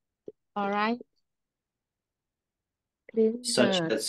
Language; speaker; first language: English; non-native, learner; Vietnamese